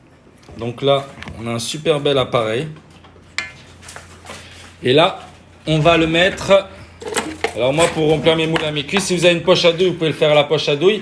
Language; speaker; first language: French; native; French